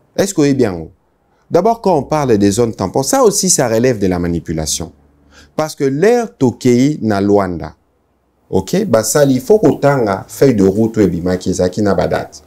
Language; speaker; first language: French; non-native, local second language; Lingala